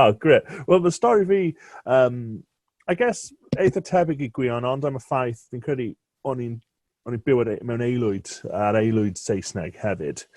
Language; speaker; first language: Welsh; non-native, local second language; English